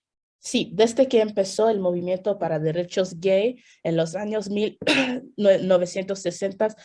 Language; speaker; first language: Spanish; non-native, fluent; English